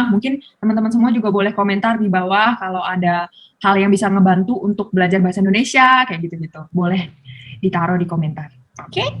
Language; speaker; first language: Indonesian; native; Indonesian